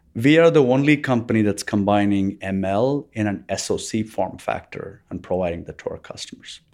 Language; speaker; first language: English; non-native, local second language; Tamil